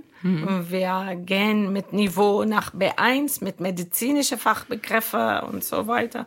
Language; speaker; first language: German; non-native, learner; Arabic